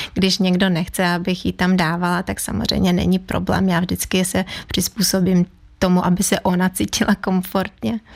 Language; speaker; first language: Czech; non-native, fluent; Ukrainian